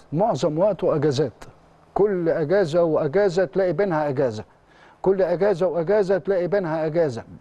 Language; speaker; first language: Egyptian Arabic; native; Egyptian Arabic